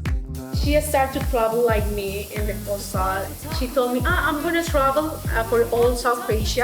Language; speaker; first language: English; non-native, fluent; Spanish